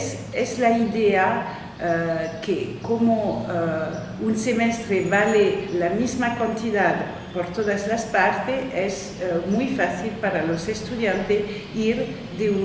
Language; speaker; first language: Spanish; non-native, fluent; French